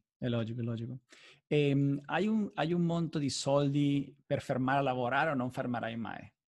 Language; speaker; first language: Italian; non-native, fluent; Spanish